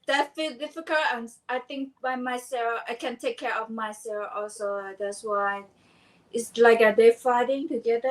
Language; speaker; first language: English; non-native, learner; Thai